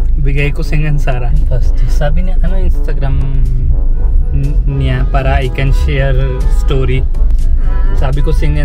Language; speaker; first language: Filipino; non-native, learner; Punjabi